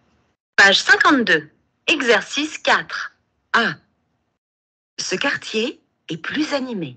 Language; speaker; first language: French; non-native, learner; Spanish